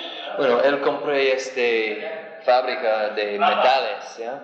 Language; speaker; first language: Spanish; non-native, learner; English